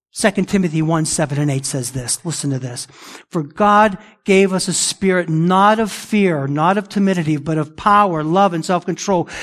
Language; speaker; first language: English; early bilingual, other home language; Italian